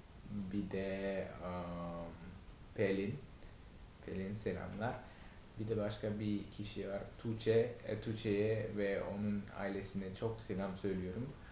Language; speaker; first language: Turkish; non-native, fluent; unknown